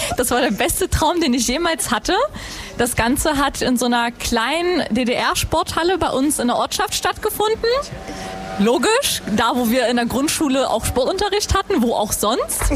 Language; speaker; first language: German; native; German